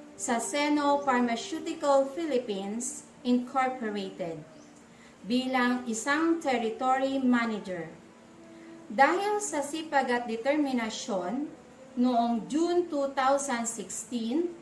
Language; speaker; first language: Filipino; native; Filipino